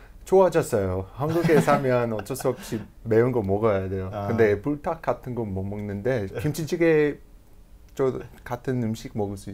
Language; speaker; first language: Korean; non-native, fluent; English